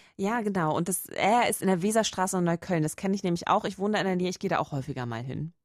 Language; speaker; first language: German; native; German